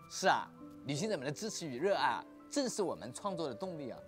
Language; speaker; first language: Chinese; native; Chinese